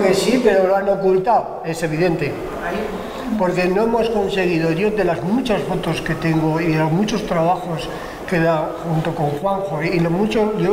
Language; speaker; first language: Spanish; native; Spanish